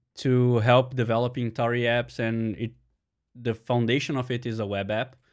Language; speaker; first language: English; non-native, fluent; Portuguese